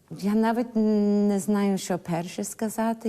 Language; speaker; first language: Ukrainian; early bilingual, heritage; Ukrainian